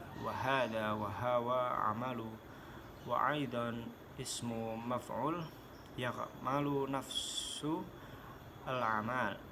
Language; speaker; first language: Arabic; non-native, learner; Indonesian